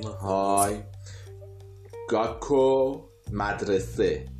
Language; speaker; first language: Japanese; non-native, fluent; Persian